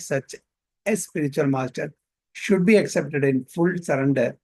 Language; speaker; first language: English; non-native, local second language; Malayalam